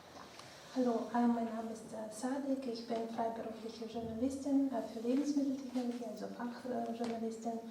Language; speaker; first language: German; non-native, fluent; Russian